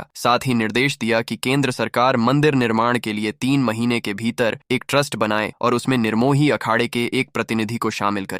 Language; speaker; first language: Hindi; native; Hindi